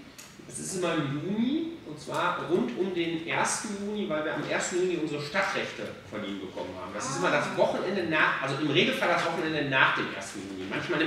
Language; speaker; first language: German; native; German